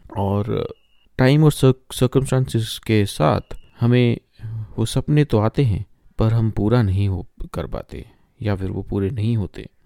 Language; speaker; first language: Hindi; native; Hindi